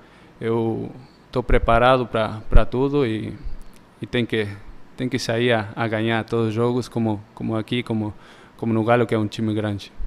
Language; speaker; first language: Portuguese; early bilingual, heritage; Spanish